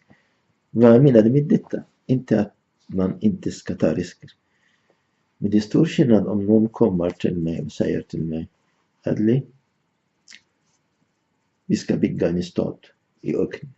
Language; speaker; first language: Swedish; non-native, fluent; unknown